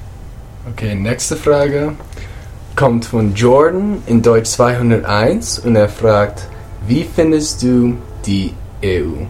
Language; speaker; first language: German; non-native, learner; English